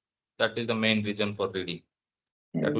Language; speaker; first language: English; non-native, learner; Odia